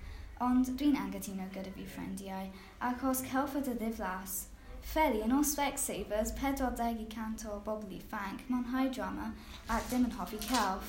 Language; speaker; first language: Welsh; non-native, learner; English